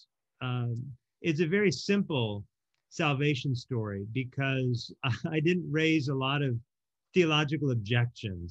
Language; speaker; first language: English; native; English